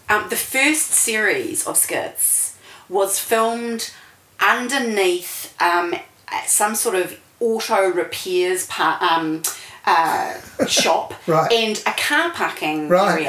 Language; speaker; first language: English; native; English